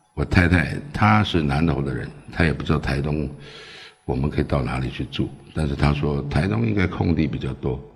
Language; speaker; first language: Chinese; early bilingual, other home language; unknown